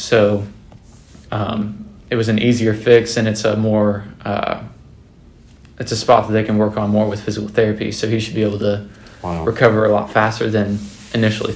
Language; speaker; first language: English; native; English